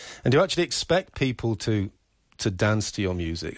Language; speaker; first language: English; native; English